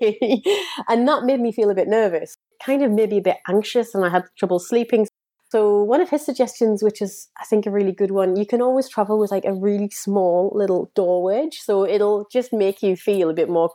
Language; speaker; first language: English; native; English